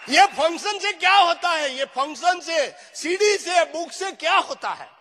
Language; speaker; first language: Hindi; non-native, local second language; Gujarati